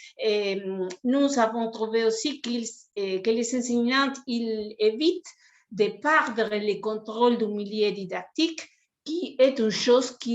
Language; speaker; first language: French; non-native, fluent; Spanish